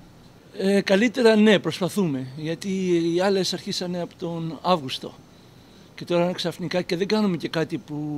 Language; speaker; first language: Greek; early bilingual, heritage; Greek